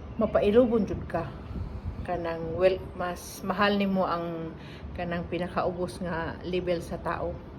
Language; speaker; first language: Cebuano; non-native, local second language; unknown